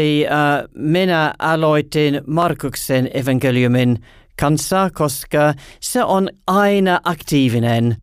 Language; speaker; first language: Finnish; non-native, learner; English